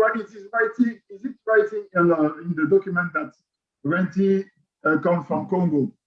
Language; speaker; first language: English; non-native, learner; French